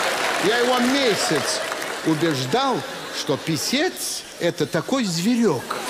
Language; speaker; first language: Russian; native; Russian